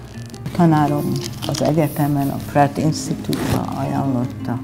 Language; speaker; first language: Hungarian; early bilingual, heritage; Hungarian